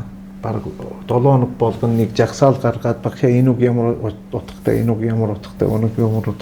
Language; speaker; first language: Mongolian; non-native, fluent; Turkish